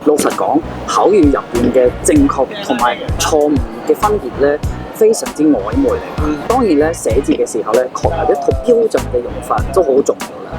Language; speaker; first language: Cantonese; non-native, fluent; English